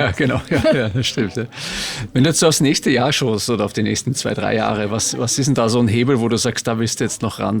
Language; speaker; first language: German; native; German